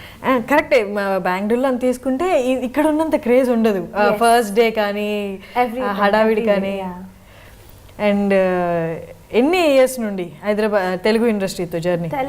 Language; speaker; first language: Telugu; native; Telugu